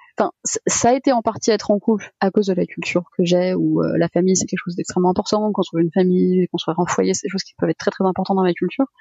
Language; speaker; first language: French; early bilingual, other home language; Malagasy